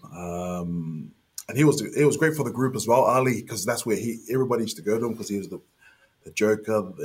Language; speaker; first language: English; native; English